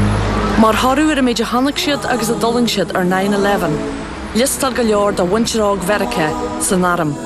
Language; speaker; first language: Irish; native; Irish